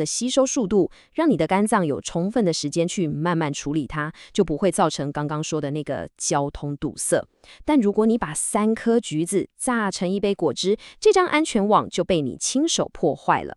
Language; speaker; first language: Chinese; native; Chinese